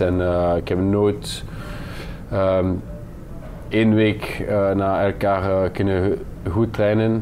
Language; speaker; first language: Dutch; non-native, local second language; French